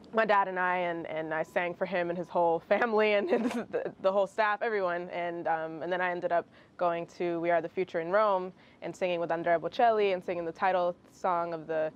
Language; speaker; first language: English; early bilingual, other home language; Russian